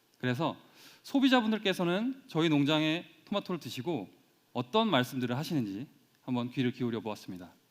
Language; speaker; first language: Korean; native; Korean